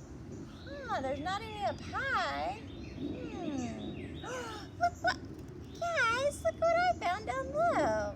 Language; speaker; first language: English; native; English